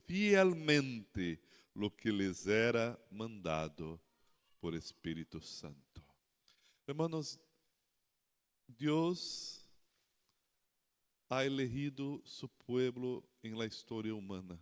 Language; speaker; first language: Spanish; non-native, learner; Portuguese